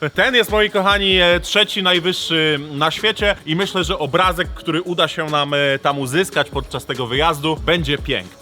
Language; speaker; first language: Polish; native; Polish